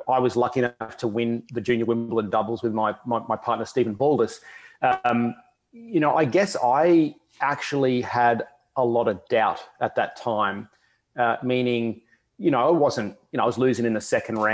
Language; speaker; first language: English; native; English